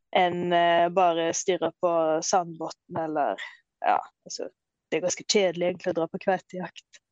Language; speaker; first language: Norwegian; native; Norwegian